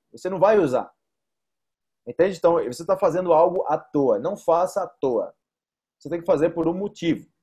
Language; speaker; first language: Portuguese; native; Portuguese